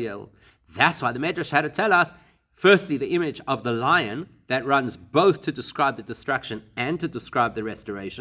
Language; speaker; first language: English; native; English